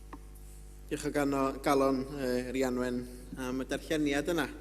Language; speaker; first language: Welsh; native; Welsh